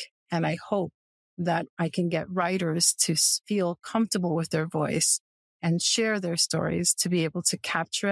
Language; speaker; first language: English; native; English